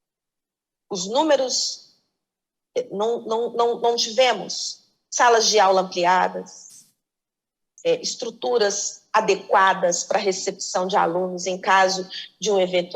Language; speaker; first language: Portuguese; native; Portuguese